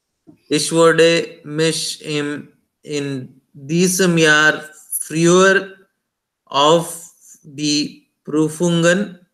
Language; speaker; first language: German; non-native, learner; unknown